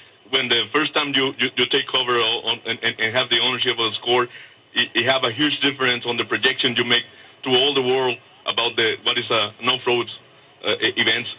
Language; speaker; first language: English; non-native, learner; Spanish